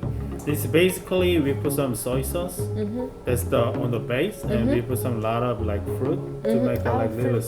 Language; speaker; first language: English; non-native, fluent; Korean